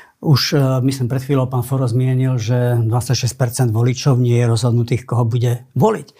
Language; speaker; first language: Slovak; native; Slovak